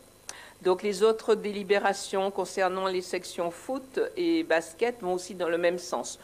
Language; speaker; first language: French; native; French